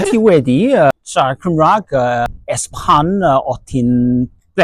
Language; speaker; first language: Welsh; non-native, learner; Cantonese